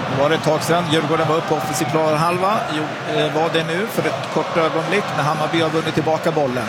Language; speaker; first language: Swedish; native; Swedish